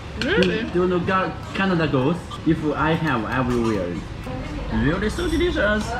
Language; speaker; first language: English; non-native, learner; Chinese